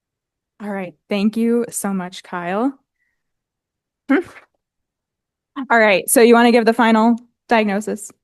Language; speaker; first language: English; native; English